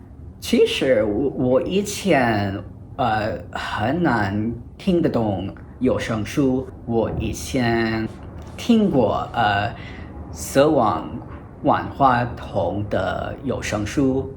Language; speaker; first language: Chinese; non-native, fluent; English